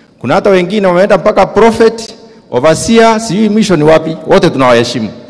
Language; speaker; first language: Swahili; non-native, local second language; Meru